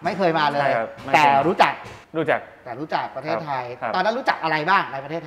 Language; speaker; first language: Thai; native; Thai